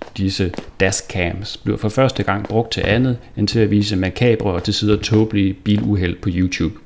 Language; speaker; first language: Danish; native; Danish